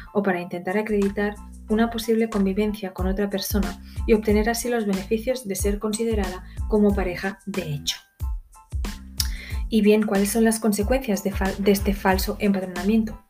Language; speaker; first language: Spanish; native; Spanish